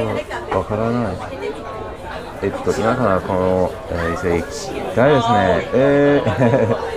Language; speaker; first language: Japanese; non-native, learner; English